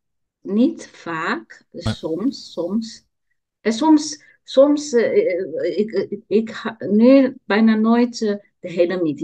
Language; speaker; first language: Dutch; non-native, learner; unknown